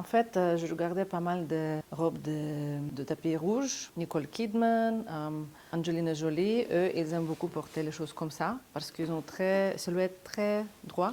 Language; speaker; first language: French; non-native, fluent; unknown